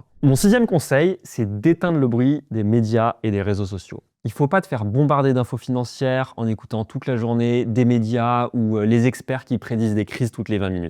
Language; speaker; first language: French; native; French